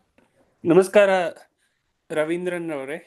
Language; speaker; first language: Kannada; non-native, learner; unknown